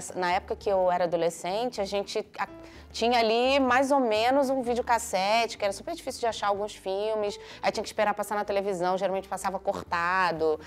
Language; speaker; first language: Portuguese; native; Portuguese